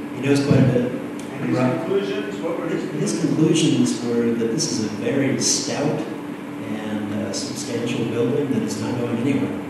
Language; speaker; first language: English; native; English